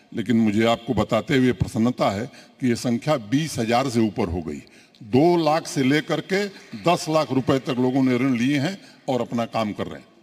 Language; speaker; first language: Hindi; native; Hindi